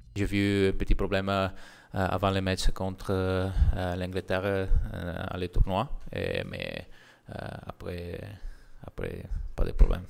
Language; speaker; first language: French; non-native, learner; Italian